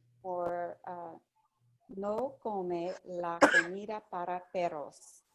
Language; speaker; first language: Spanish; non-native, learner; English